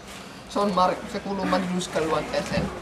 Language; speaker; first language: Finnish; native; Finnish